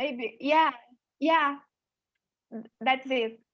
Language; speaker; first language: English; non-native, learner; Portuguese